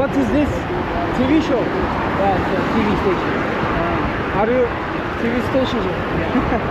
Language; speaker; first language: English; non-native, learner; Turkish